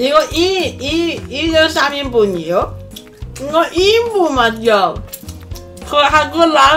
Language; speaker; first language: Korean; non-native, learner; Cantonese